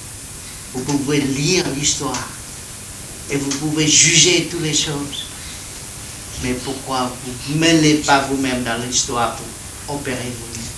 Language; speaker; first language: French; non-native, learner; Vietnamese